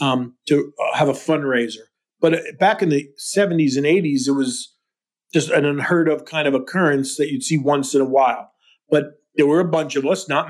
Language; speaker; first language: English; native; English